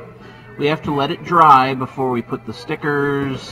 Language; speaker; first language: English; native; English